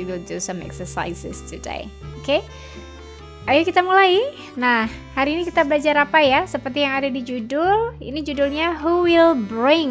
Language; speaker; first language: Indonesian; native; Indonesian